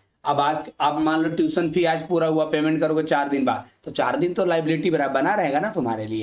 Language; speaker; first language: Hindi; native; Hindi